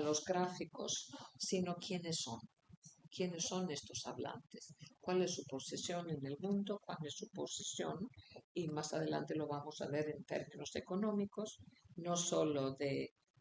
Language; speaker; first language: Spanish; non-native, fluent; Icelandic